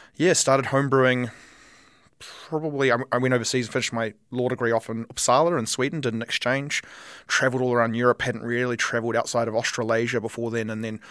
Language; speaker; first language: English; native; English